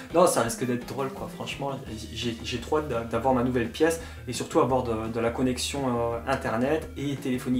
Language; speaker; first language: French; native; French